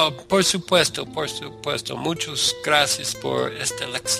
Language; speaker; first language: Spanish; non-native, learner; English